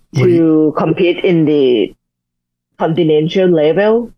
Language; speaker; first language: English; non-native, fluent; Thai